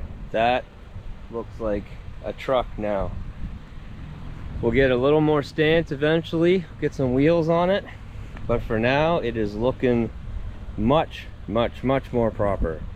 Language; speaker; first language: English; native; English